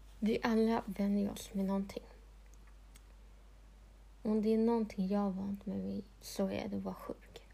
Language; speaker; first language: Swedish; non-native, local second language; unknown